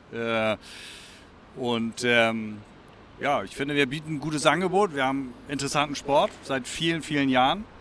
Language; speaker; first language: German; native; German